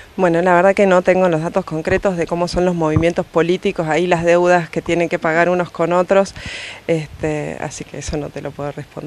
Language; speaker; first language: Spanish; native; Spanish